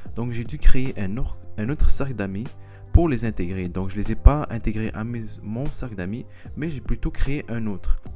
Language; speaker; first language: French; early bilingual, other home language; Berber languages